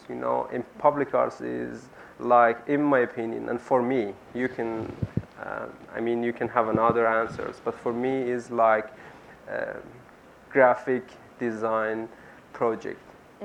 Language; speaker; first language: English; non-native, learner; Persian